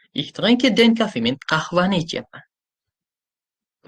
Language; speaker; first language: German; non-native, fluent; Uzbek